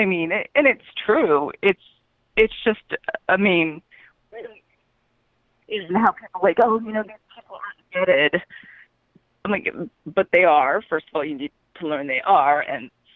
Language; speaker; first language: English; native; English